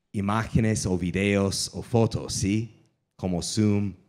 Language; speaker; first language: Spanish; non-native, learner; English